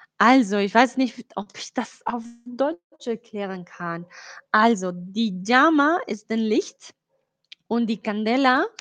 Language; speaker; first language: German; non-native, learner; Spanish